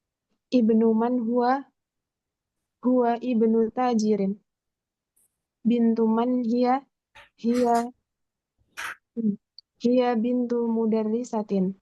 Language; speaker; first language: Arabic; non-native, learner; Indonesian